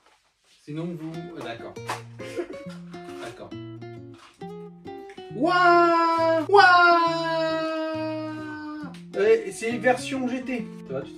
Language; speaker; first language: French; native; French